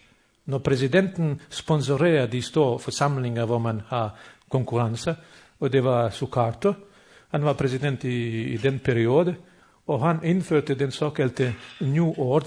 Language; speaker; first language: Danish; non-native, fluent; Bosnian